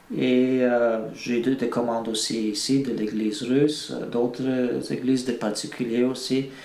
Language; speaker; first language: French; non-native, fluent; Bulgarian